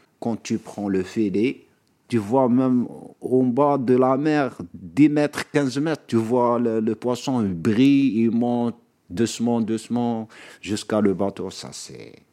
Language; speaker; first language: French; non-native, local second language; Arabic